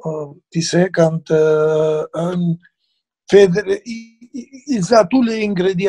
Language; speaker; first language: French; non-native, fluent; Spanish